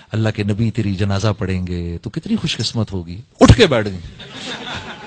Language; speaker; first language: Urdu; native; Urdu